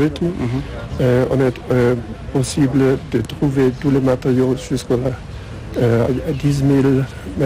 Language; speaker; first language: French; non-native, learner; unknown